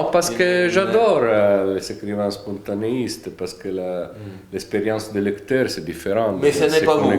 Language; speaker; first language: French; non-native, fluent; Italian